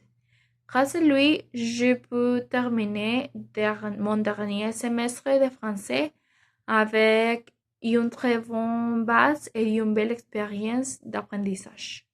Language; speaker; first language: French; non-native, learner; Spanish